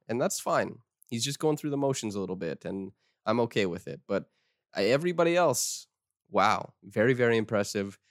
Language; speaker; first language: English; native; English